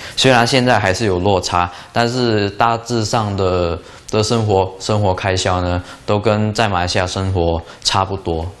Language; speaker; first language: Chinese; native; Chinese